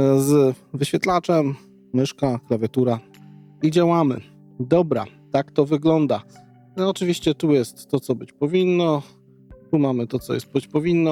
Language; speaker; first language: Polish; native; Polish